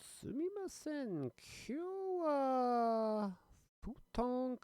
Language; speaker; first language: Japanese; non-native, learner; English